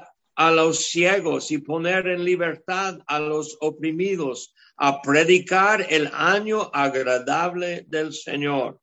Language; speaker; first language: Spanish; non-native, fluent; English